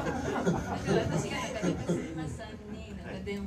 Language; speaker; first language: Japanese; non-native, fluent; Filipino